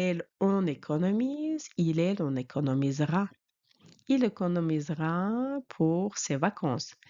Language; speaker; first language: French; non-native, fluent; Mongolian